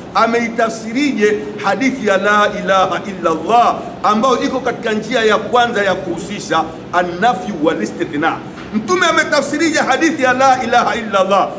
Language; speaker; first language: Swahili; native; Swahili